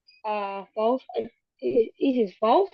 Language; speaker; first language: English; non-native, learner; Thai